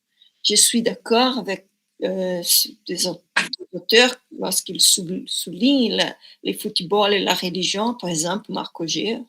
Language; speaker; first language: French; non-native, fluent; Portuguese